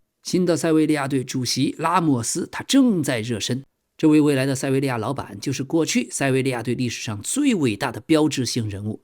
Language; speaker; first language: Chinese; native; Chinese